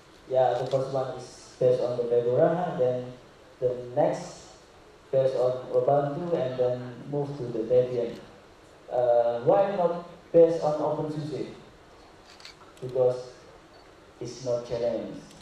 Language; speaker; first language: English; non-native, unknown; Indonesian